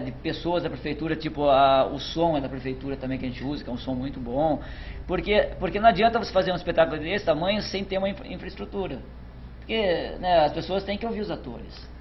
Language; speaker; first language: Portuguese; native; Portuguese